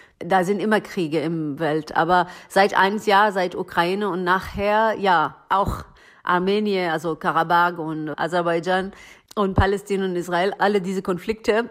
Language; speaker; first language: German; non-native, learner; Persian